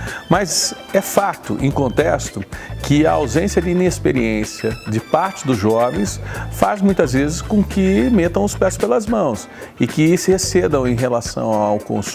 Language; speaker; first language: Portuguese; native; Portuguese